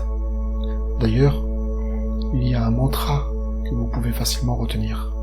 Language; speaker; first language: French; native; French